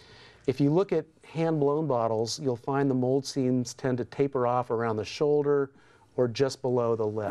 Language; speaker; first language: English; native; English